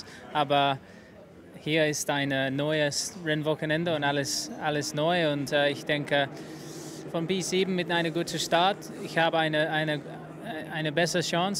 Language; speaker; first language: German; non-native, learner; English